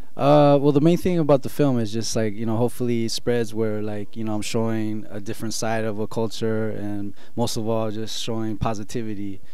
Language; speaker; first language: English; early bilingual, other home language; Spanish